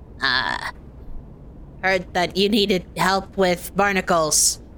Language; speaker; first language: English; native; English